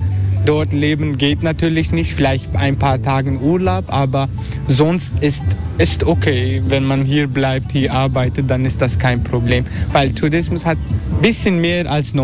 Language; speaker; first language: German; non-native, learner; Turkish